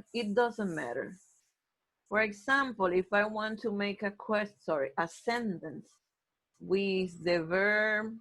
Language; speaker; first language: English; non-native, fluent; Spanish